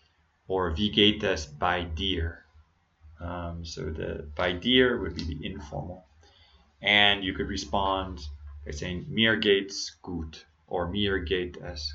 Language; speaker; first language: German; non-native, learner; English